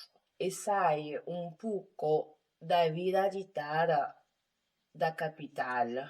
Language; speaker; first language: Portuguese; non-native, learner; English